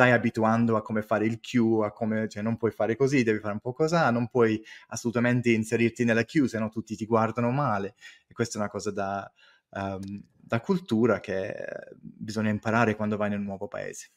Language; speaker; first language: Italian; non-native, fluent; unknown